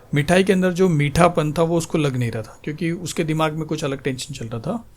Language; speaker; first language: Hindi; non-native, local second language; Marathi